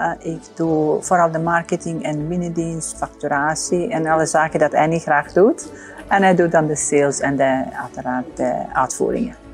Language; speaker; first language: Dutch; non-native, fluent; Bosnian